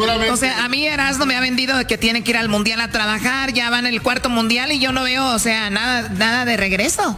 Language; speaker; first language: Spanish; native; Spanish